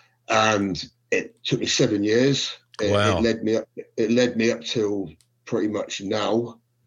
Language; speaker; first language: English; native; English